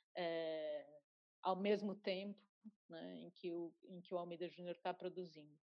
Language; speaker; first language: Portuguese; native; Portuguese